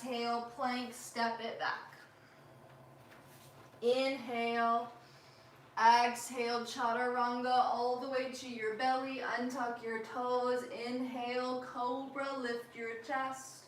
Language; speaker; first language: English; native; English